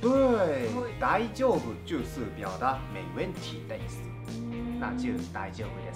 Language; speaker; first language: Chinese; non-native, fluent; Japanese